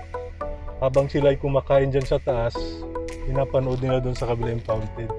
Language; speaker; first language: Filipino; non-native, local second language; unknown